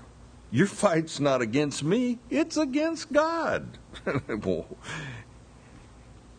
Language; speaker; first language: English; native; English